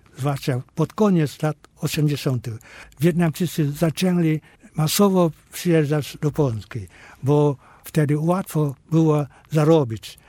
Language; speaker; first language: Polish; non-native, fluent; Vietnamese